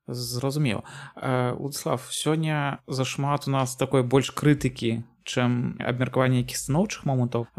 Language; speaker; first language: Belarusian; non-native, local second language; Russian